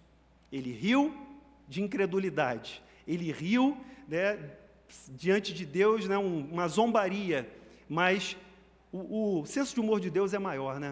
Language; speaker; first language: Portuguese; native; Portuguese